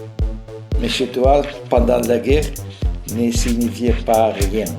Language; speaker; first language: French; non-native, fluent; Russian